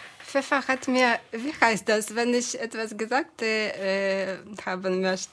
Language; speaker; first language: German; non-native, fluent; Ukrainian